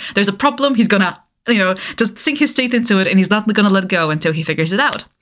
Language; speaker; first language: English; non-native, fluent; Bulgarian